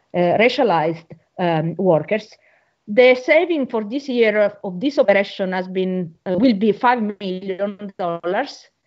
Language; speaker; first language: English; non-native, fluent; Italian